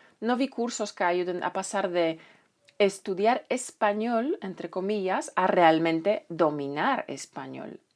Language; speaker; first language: Spanish; non-native, fluent; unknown